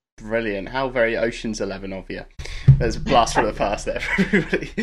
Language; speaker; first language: English; native; English